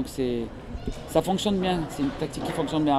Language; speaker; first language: French; native; French